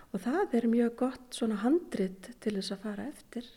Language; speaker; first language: Icelandic; native; Icelandic